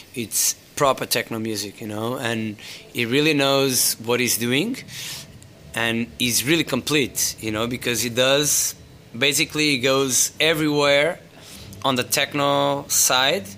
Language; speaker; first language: English; non-native, fluent; Portuguese